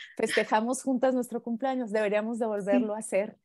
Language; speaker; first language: Spanish; native; Spanish